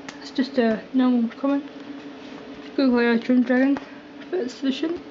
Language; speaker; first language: English; native; English